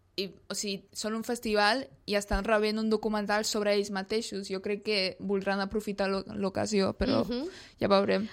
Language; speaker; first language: Catalan; early bilingual, other home language; Polish